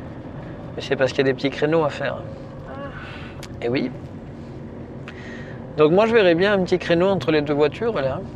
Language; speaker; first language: French; native; French